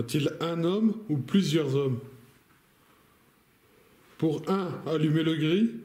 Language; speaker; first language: French; native; French